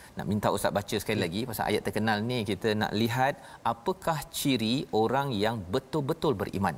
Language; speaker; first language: Malay; native; Malay